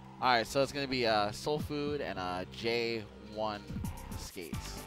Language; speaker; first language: English; native; English